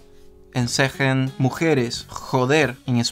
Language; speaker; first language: Dutch; non-native, learner; Spanish